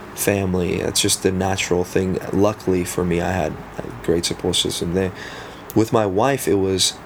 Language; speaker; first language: English; early bilingual, other home language; Afrikaans